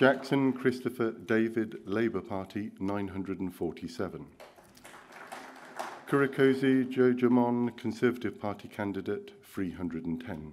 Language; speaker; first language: English; native; English